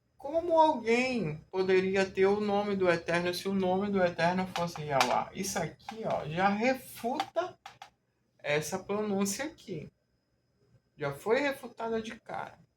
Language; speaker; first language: Portuguese; native; Portuguese